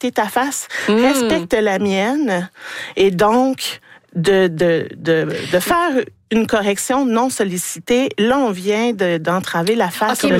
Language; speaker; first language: French; native; French